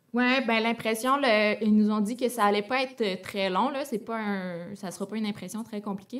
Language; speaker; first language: French; native; French